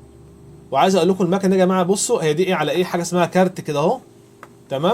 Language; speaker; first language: Arabic; native; Arabic